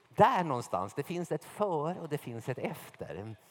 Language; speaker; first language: Swedish; native; Swedish